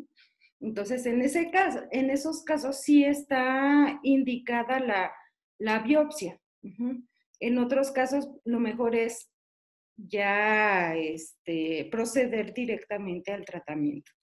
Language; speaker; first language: Spanish; native; Spanish